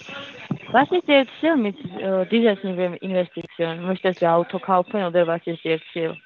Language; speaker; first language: German; non-native, learner; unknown